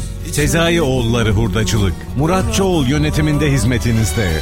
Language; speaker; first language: Turkish; native; Turkish